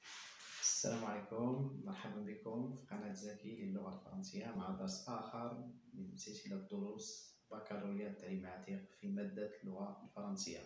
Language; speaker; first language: Arabic; native; Arabic